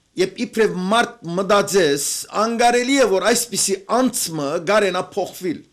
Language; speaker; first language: Armenian; native; Armenian